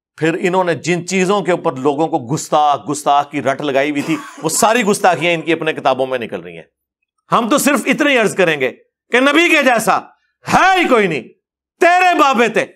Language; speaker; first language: Urdu; non-native, local second language; Punjabi